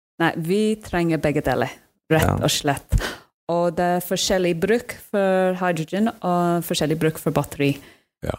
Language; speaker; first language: Norwegian; non-native, fluent; English